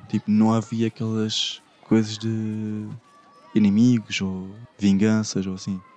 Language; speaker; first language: Portuguese; non-native, fluent; Arabic